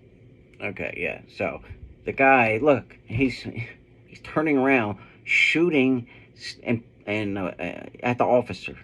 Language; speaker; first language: English; native; English